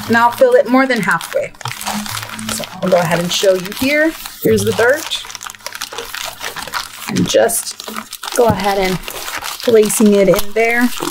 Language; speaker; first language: English; early bilingual, other home language; Spanish